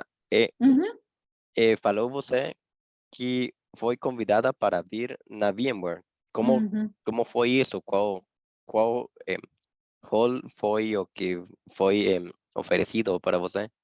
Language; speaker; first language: Portuguese; non-native, fluent; Spanish